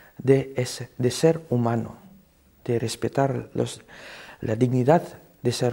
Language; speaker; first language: Spanish; non-native, fluent; Cebuano